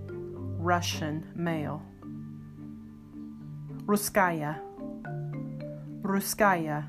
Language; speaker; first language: Russian; non-native, learner; English